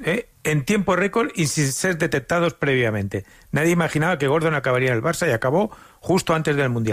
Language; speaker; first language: Spanish; native; Spanish